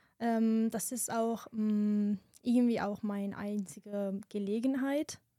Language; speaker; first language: German; non-native, fluent; Italian